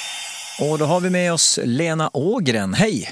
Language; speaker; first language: Swedish; native; Swedish